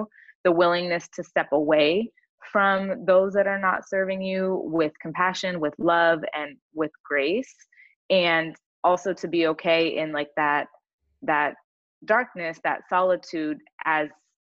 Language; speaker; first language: English; native; English